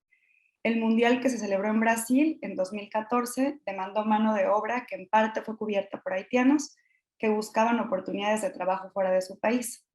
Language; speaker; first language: Spanish; native; Spanish